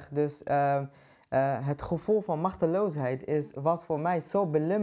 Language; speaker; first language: Dutch; non-native, fluent; Arabic